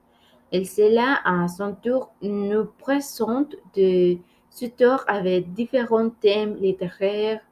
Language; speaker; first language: French; non-native, learner; Spanish